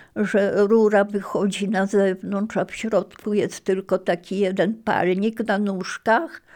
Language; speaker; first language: Polish; native; Polish